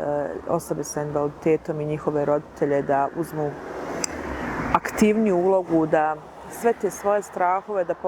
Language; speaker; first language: Bosnian; native; Bosnian